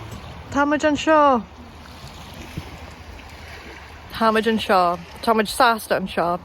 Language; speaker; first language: Irish; non-native, local second language; English